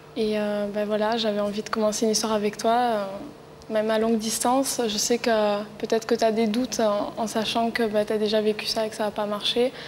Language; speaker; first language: French; native; French